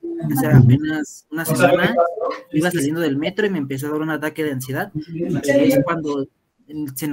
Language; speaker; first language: Spanish; native; Spanish